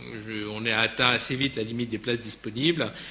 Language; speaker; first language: French; native; French